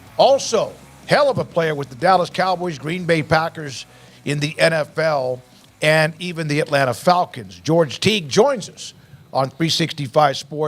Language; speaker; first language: English; native; English